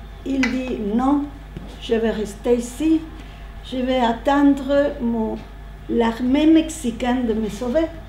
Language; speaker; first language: French; non-native, learner; Spanish